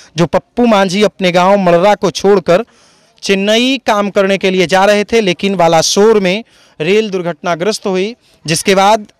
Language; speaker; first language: Hindi; native; Hindi